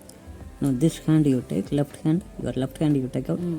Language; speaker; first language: English; non-native, local second language; Tamil